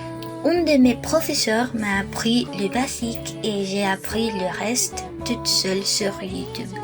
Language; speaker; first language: French; non-native, learner; Spanish